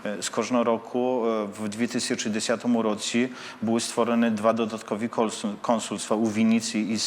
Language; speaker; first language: Polish; non-native, learner; Ukrainian